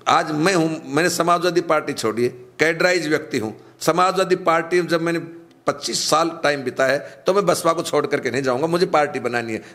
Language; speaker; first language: Hindi; native; Hindi